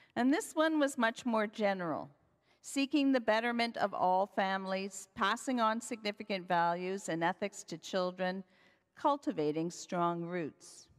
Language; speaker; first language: English; native; English